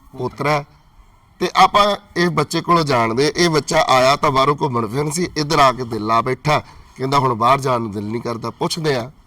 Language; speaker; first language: Punjabi; native; Punjabi